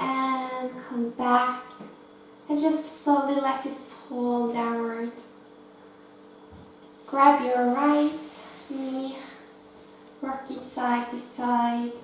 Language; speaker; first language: English; non-native, fluent; Norwegian